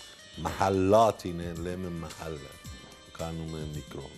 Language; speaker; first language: Greek; non-native, learner; Persian